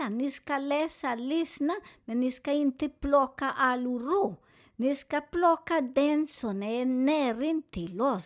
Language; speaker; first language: Swedish; non-native, learner; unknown